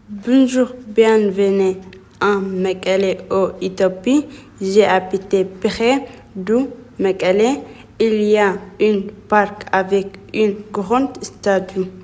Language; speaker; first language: French; non-native, learner; Tigrinya